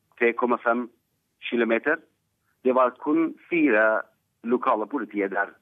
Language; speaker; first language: Norwegian; non-native, fluent; Arabic